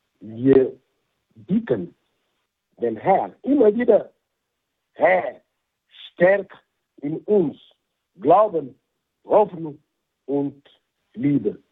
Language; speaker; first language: German; non-native, fluent; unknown